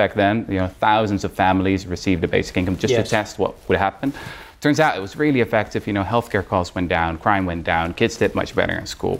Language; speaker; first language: English; non-native, fluent; Dutch